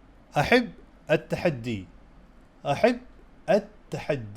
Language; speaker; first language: Arabic; non-native, fluent; Urdu